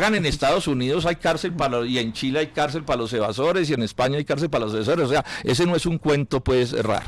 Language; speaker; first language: Spanish; native; Spanish